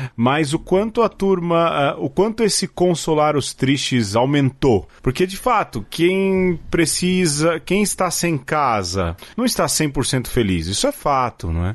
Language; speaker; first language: Portuguese; native; Portuguese